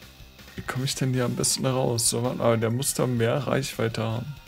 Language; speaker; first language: German; native; German